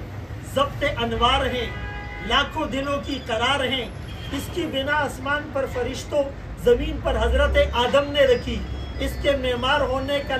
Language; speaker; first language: Urdu; native; Urdu